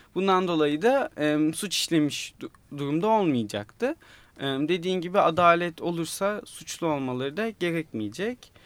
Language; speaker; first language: Turkish; native; Turkish